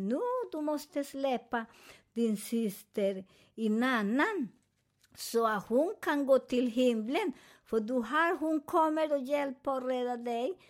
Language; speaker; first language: Swedish; non-native, fluent; Spanish